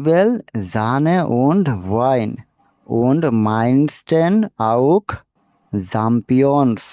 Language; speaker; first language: German; non-native, learner; Bangla